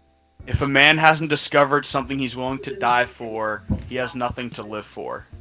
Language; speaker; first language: English; native; English